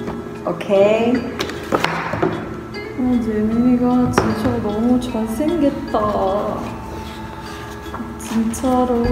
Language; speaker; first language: Korean; non-native, learner; Filipino